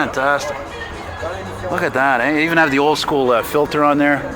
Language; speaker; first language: English; native; English